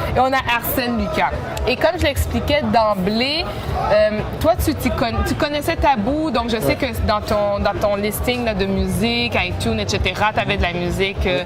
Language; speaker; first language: French; native; French